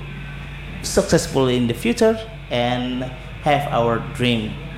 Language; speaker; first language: English; non-native, learner; Indonesian